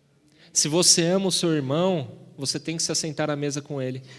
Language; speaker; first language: Portuguese; native; Portuguese